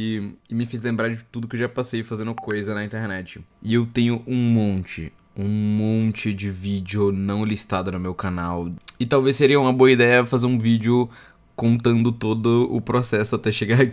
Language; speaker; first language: Portuguese; native; Portuguese